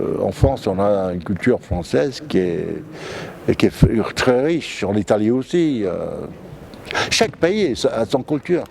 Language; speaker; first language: French; non-native, fluent; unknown